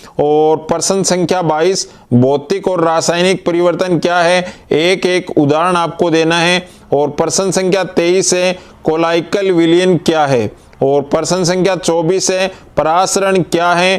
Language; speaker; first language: Hindi; native; Hindi